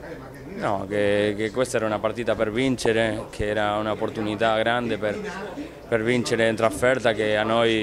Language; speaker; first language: Italian; non-native, fluent; Spanish